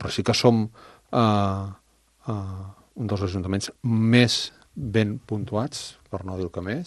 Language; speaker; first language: Catalan; native; Catalan